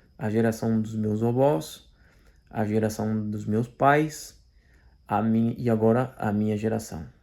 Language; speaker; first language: Portuguese; native; Portuguese